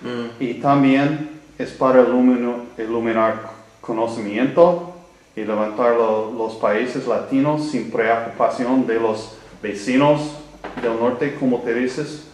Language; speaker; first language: Spanish; non-native, learner; English